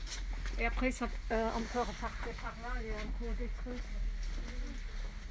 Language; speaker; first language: French; non-native, fluent; English